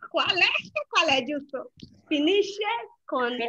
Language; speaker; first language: Italian; non-native, fluent; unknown